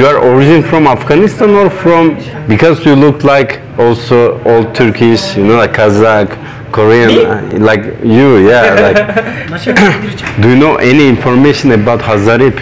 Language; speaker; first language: English; non-native, learner; Turkish